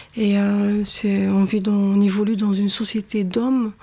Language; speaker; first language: French; non-native, local second language; Arabic